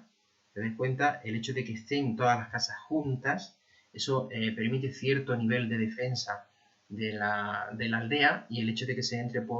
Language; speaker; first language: Spanish; native; Spanish